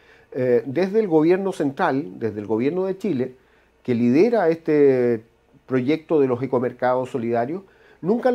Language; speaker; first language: Spanish; native; Spanish